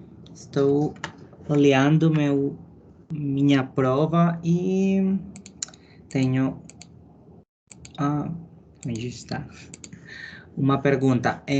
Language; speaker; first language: Portuguese; non-native, learner; Spanish